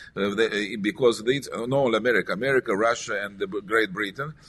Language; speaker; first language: English; non-native, learner; Russian